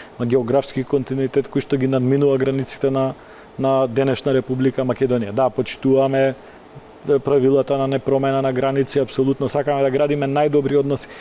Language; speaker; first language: Macedonian; native; Macedonian